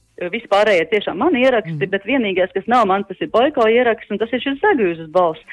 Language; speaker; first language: Latvian; native; Latvian